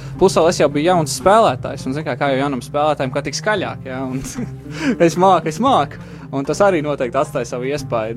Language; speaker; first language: Latvian; native; Latvian